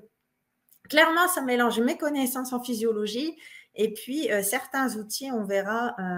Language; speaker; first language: French; native; French